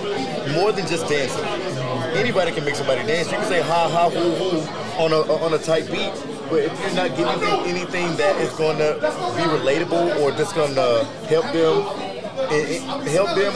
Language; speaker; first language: English; native; English